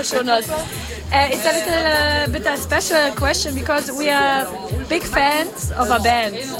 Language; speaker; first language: English; non-native, learner; German